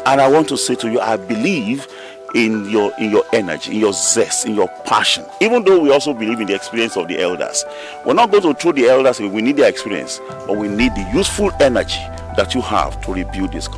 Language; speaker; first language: English; non-native, local second language; Yoruba